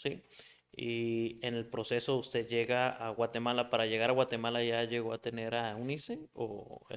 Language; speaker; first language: Spanish; native; Spanish